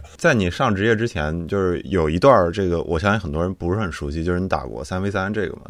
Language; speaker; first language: Chinese; native; Chinese